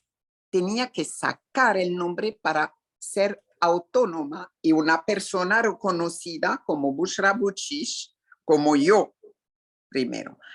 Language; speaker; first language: Spanish; non-native, fluent; Arabic